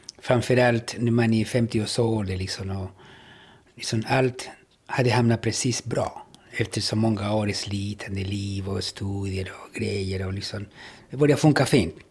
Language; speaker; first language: Swedish; non-native, fluent; Spanish